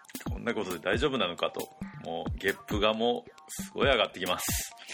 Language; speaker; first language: Japanese; native; Japanese